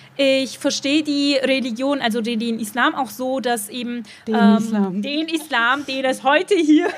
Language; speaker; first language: German; native; German